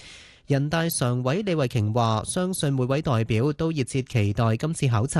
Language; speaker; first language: Cantonese; native; Cantonese